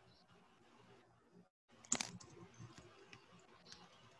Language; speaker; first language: English; non-native, local second language; Cebuano